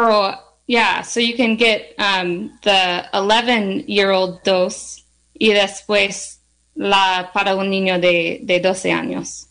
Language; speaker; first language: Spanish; non-native, learner; English